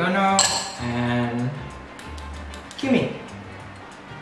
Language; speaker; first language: English; non-native, fluent; Thai